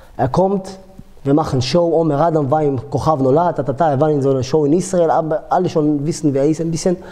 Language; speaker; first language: German; early bilingual, other home language; Georgian